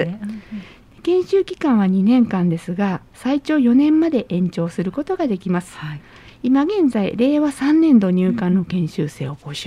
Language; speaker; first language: Japanese; native; Japanese